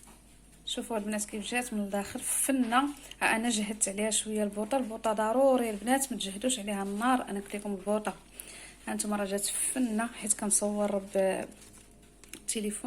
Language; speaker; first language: Arabic; native; Arabic